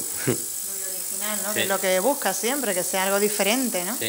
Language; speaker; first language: Spanish; native; Spanish